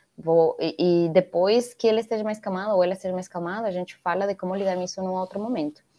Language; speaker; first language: Portuguese; non-native, fluent; Spanish